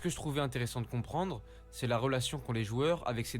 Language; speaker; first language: French; native; French